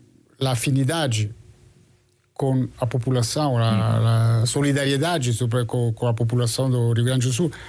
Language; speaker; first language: Portuguese; non-native, fluent; Italian